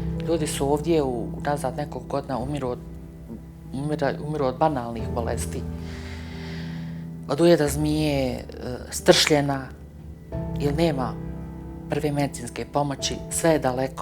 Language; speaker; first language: Bosnian; native; Bosnian